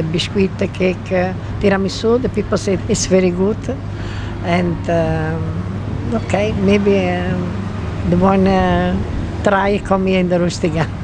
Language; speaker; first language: English; non-native, learner; Italian